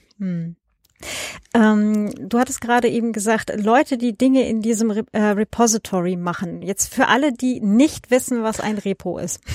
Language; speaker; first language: German; native; German